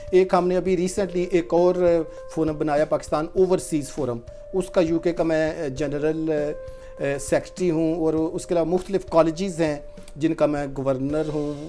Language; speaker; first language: Hindi; non-native, local second language; Punjabi